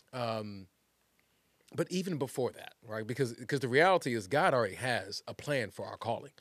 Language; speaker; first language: English; native; English